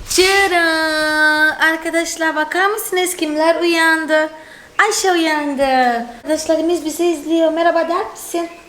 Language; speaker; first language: Turkish; non-native, fluent; Portuguese